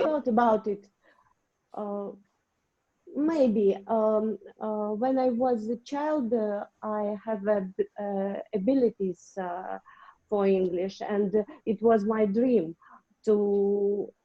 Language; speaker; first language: English; non-native, learner; Russian